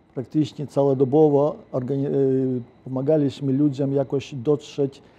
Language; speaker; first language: Polish; non-native, fluent; Ukrainian